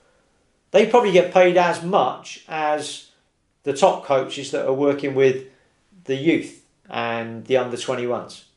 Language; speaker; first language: English; native; English